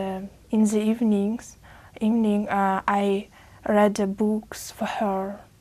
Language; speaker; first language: English; non-native, learner; Uzbek